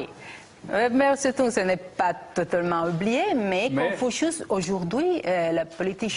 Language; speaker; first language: French; non-native, fluent; Italian